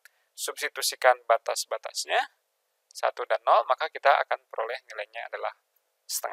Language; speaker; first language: Indonesian; native; Indonesian